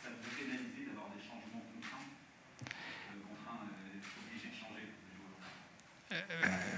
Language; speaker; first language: French; native; French